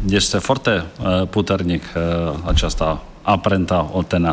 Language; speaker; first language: Romanian; non-native, fluent; Czech